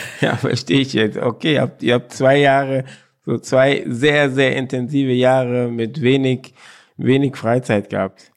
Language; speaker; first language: German; early bilingual, other home language; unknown